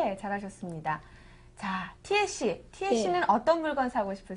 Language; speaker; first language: Korean; native; Korean